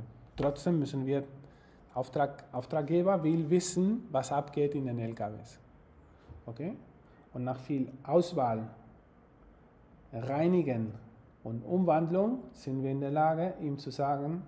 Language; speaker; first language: German; non-native, fluent; Spanish